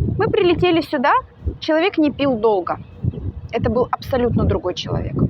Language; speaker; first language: Russian; native; Russian